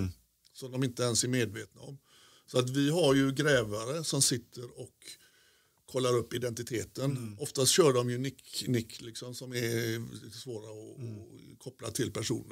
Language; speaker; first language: Swedish; native; Swedish